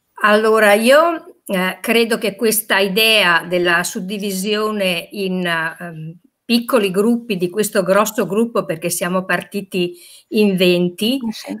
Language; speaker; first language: Italian; native; Italian